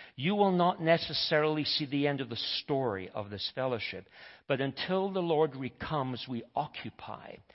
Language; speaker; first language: English; native; English